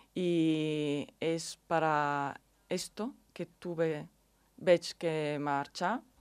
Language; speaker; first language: Catalan; non-native, learner; Italian